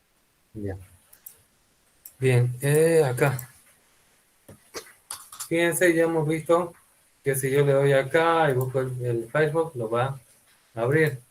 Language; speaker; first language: Spanish; native; Spanish